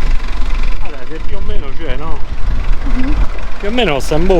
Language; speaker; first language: Italian; native; Italian